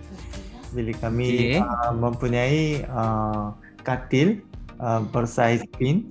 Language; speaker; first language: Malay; non-native, learner; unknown